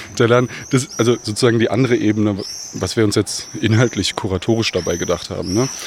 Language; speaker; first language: German; early bilingual, other home language; Bosnian